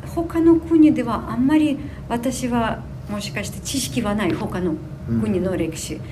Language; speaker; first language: Japanese; non-native, fluent; Ukrainian